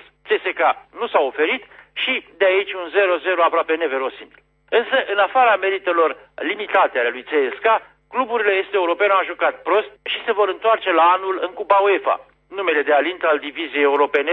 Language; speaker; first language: Romanian; native; Romanian